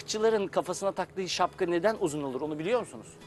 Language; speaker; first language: Turkish; native; Turkish